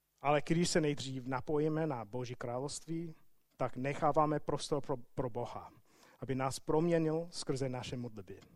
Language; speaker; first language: Czech; non-native, fluent; English